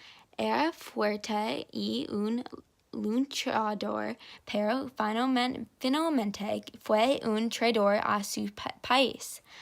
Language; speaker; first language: Spanish; non-native, learner; English